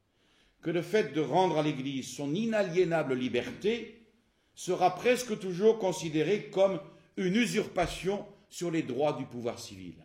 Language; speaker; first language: French; native; French